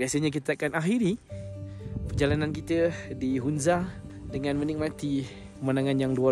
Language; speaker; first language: Malay; native; Malay